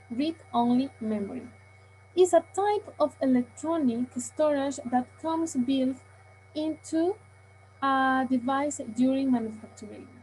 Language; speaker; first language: English; non-native, learner; Spanish